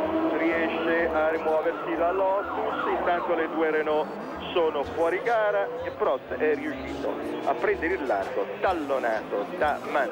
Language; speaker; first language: Italian; native; Italian